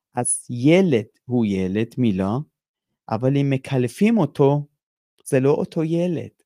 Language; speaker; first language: Hebrew; non-native, fluent; Persian